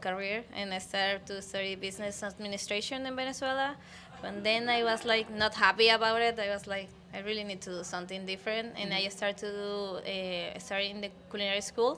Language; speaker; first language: English; non-native, learner; Spanish